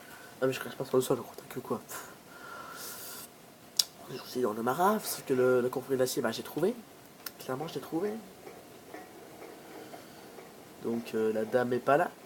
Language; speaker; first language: French; native; French